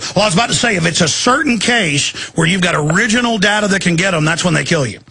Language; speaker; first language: English; native; English